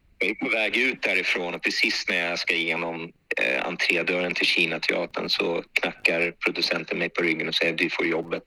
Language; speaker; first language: Swedish; early bilingual, other home language; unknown